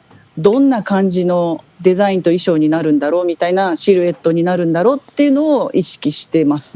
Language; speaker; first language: Japanese; native; Japanese